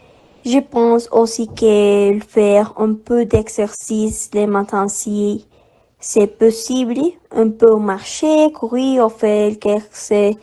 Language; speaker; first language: French; non-native, learner; Spanish